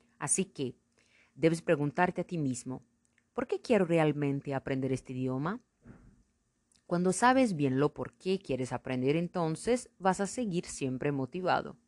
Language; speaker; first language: Spanish; non-native, fluent; Portuguese